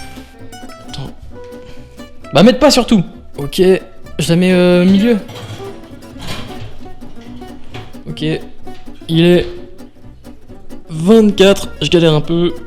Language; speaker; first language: French; native; French